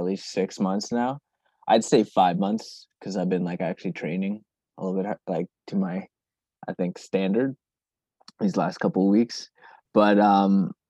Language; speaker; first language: English; native; English